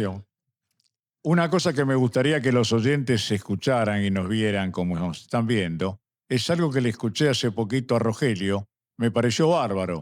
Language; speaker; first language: Spanish; native; Spanish